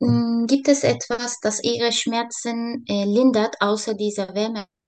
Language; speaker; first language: German; non-native, learner; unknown